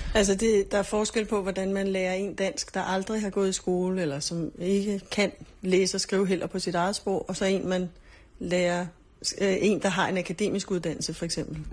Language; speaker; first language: Danish; native; Danish